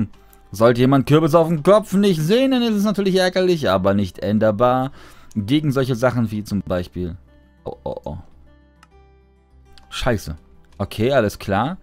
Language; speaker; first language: German; native; German